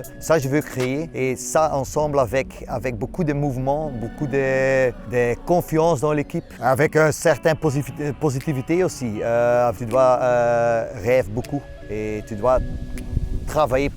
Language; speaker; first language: French; non-native, local second language; Dutch